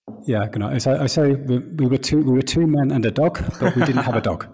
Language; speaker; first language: English; native; English